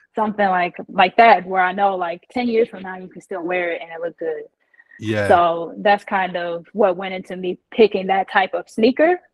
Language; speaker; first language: English; native; English